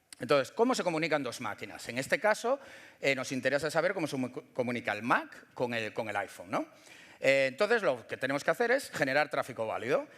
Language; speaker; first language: Spanish; native; Spanish